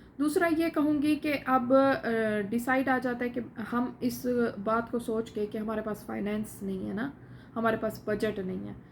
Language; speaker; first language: Urdu; non-native, local second language; Saraiki